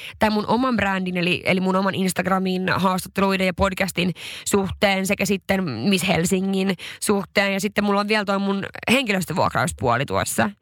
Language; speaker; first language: Finnish; non-native, local second language; Swedish